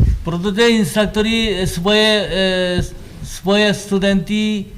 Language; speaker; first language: Czech; non-native, learner; Korean